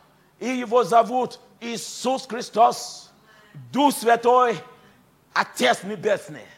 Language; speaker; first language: Russian; non-native, fluent; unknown